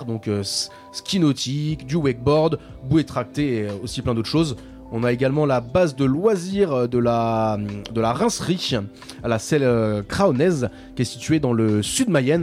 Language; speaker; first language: French; native; French